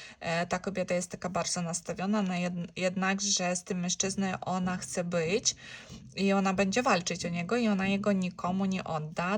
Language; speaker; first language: Polish; non-native, learner; Ukrainian